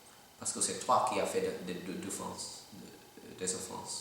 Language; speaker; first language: French; non-native, learner; Filipino